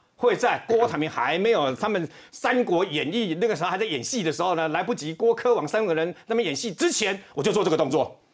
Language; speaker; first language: Chinese; native; Chinese